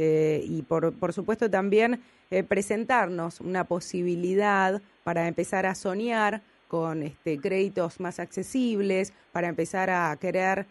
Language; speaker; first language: Spanish; native; Spanish